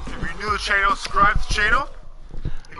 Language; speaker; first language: English; native; English